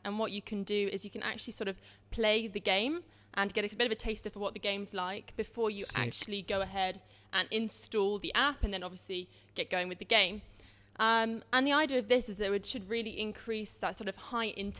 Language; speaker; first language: English; native; English